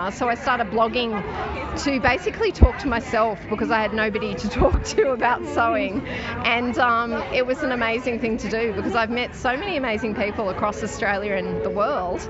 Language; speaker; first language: English; native; English